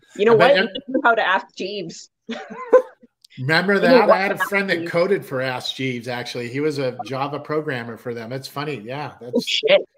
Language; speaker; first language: English; native; English